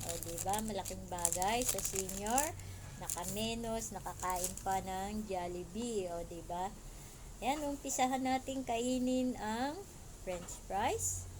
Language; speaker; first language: Filipino; native; Filipino